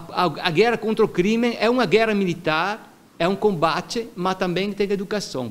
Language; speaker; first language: Portuguese; non-native, fluent; Italian